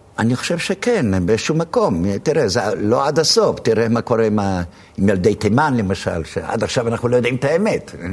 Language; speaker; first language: Hebrew; early bilingual, other home language; Arabic